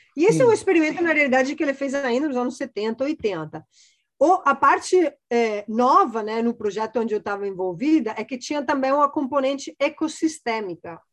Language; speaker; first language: Portuguese; non-native, fluent; Italian